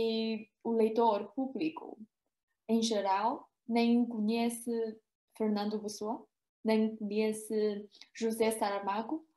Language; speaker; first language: Portuguese; non-native, fluent; Chinese